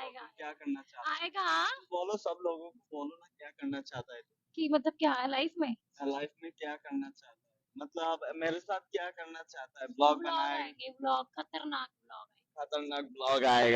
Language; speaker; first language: Hindi; non-native, learner; Bangla